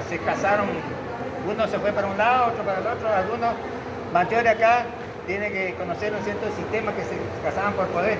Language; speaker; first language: Spanish; native; Spanish